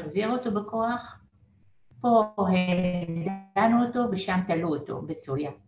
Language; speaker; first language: Hebrew; non-native, fluent; Arabic